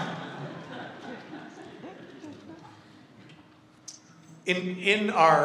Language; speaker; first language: English; native; English